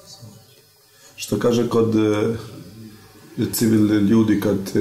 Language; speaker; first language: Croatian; non-native, local second language; Albanian